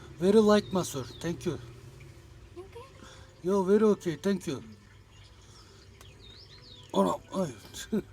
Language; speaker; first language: English; non-native, learner; Turkish